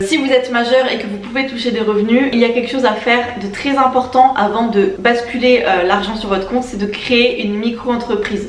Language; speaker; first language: French; native; French